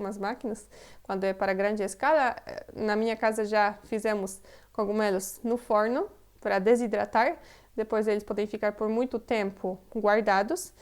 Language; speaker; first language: Portuguese; non-native, fluent; Polish